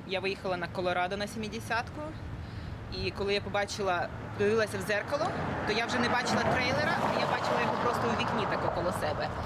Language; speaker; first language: Ukrainian; native; Ukrainian